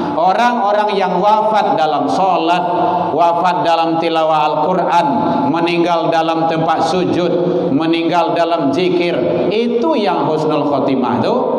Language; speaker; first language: Malay; non-native, local second language; Minangkabau